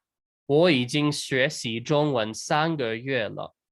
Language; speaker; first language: Chinese; non-native, fluent; English